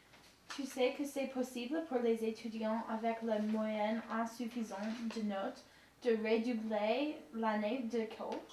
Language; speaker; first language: French; non-native, learner; English